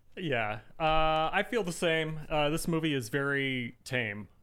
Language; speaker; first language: English; native; English